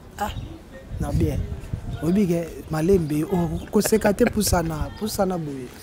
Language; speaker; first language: Lingala; native; Lingala